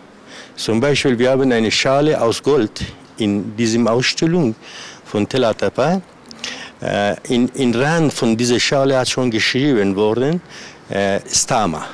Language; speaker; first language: German; non-native, learner; Persian